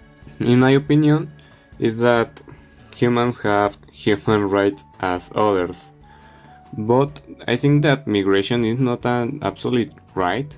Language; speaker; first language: English; non-native, learner; Spanish